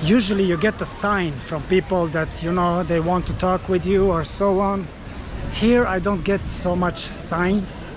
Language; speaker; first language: English; non-native, fluent; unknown